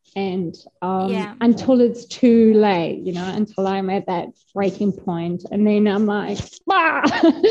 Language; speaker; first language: English; non-native, fluent; German